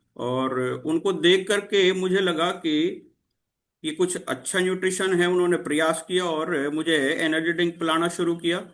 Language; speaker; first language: Hindi; native; Hindi